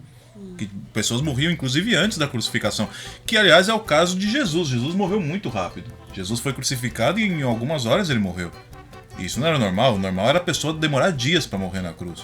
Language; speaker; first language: Portuguese; native; Portuguese